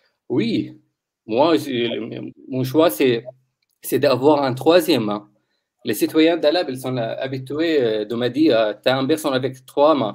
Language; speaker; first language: French; non-native, learner; Arabic